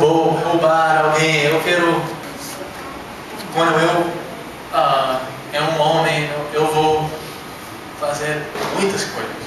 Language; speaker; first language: Portuguese; non-native, learner; English